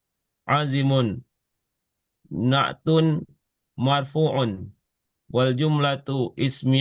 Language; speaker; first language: Arabic; non-native, learner; Indonesian